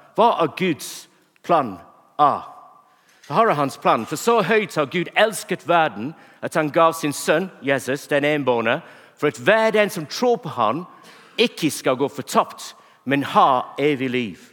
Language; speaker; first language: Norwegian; non-native, fluent; English